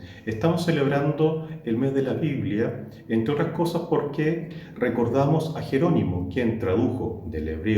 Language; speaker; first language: Spanish; native; Spanish